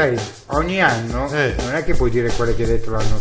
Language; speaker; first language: Italian; native; Italian